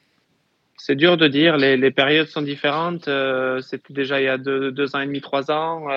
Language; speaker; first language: French; native; French